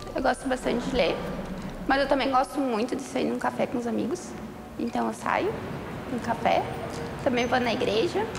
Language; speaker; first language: Portuguese; native; Portuguese